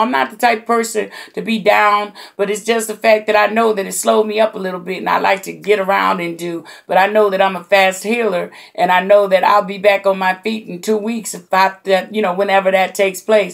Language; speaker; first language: English; native; English